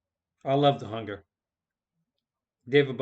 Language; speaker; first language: English; native; English